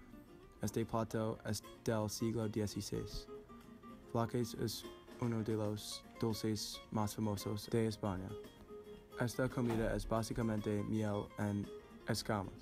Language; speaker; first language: Spanish; non-native, learner; English